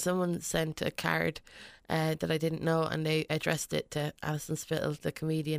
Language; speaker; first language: English; native; English